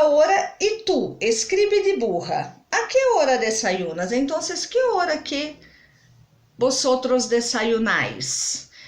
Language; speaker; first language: Spanish; non-native, fluent; Portuguese